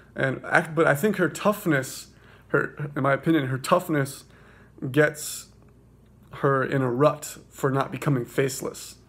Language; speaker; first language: English; native; English